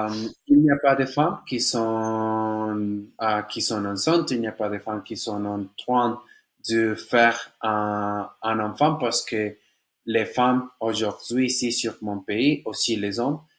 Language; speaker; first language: French; non-native, learner; Spanish